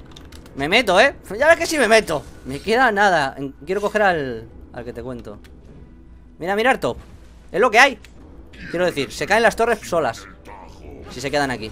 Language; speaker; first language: Spanish; native; Spanish